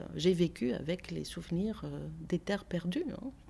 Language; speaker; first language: French; non-native, fluent; Greek